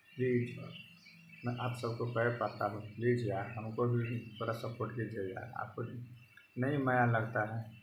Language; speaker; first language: Hindi; non-native, local second language; Bhojpuri